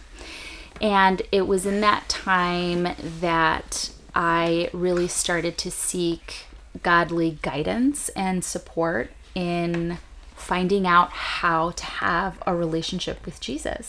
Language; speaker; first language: English; native; English